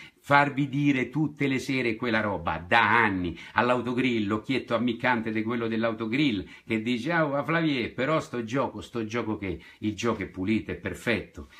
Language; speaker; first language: Italian; native; Italian